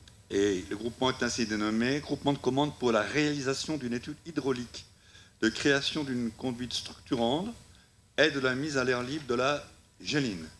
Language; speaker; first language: French; native; French